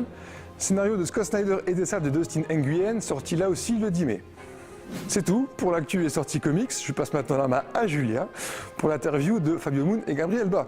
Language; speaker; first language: French; native; French